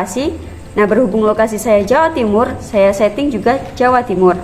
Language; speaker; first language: Indonesian; native; Indonesian